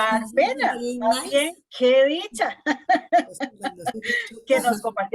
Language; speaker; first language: Spanish; native; Spanish